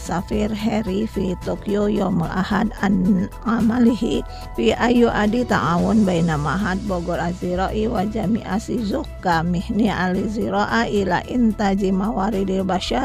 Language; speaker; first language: Arabic; non-native, learner; Indonesian